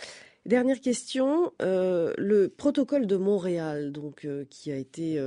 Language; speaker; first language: French; native; French